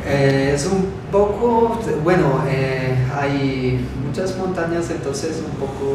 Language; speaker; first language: Spanish; non-native, fluent; Italian